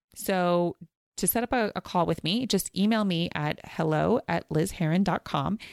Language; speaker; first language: English; native; English